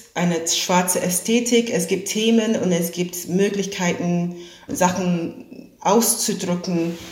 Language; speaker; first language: German; non-native, fluent; English